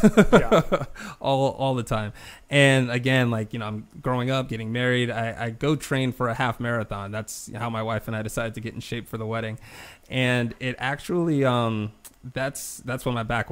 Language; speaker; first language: English; native; English